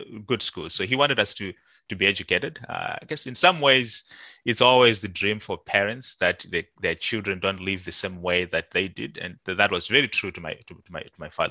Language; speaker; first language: English; non-native, local second language; Shona